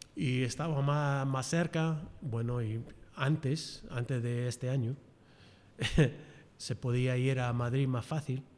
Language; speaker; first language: Spanish; non-native, fluent; English